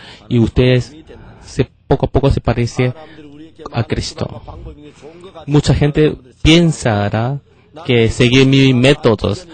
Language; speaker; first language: Spanish; non-native, fluent; Korean